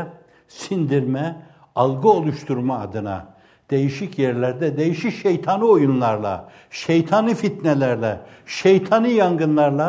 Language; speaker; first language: Turkish; native; Turkish